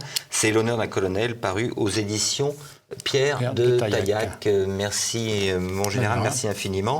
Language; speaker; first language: French; native; French